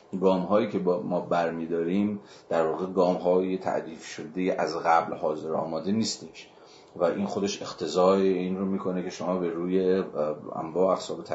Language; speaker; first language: Persian; native; Persian